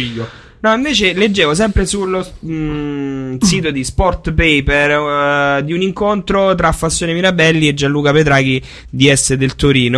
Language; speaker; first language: Italian; native; Italian